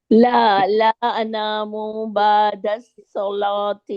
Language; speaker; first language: Arabic; non-native, learner; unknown